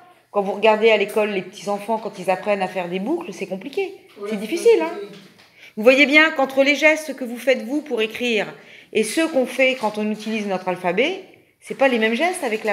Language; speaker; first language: French; native; French